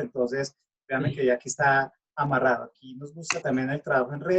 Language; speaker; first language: Spanish; native; Spanish